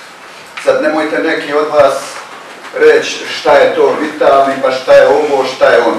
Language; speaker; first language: Croatian; native; Croatian